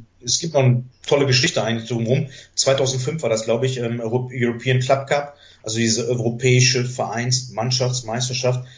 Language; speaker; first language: German; native; German